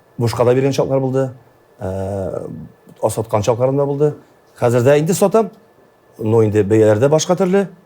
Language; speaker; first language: Tatar; native; Tatar